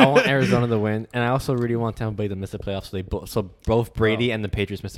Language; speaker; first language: English; native; English